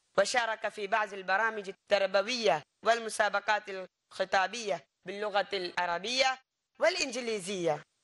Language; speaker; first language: Arabic; non-native, fluent; Bangla